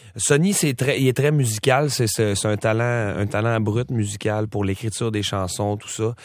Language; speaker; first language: French; native; French